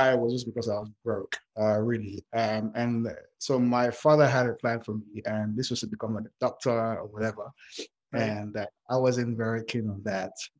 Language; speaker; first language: English; non-native, local second language; Yoruba